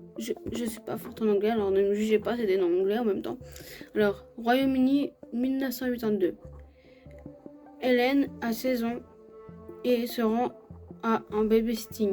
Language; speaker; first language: French; native; French